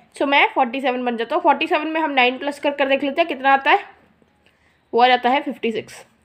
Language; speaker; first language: Hindi; non-native, local second language; Punjabi